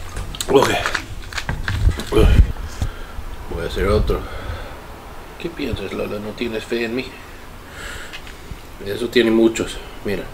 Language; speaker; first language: Spanish; non-native, fluent; English